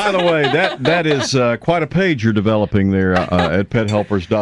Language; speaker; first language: English; native; English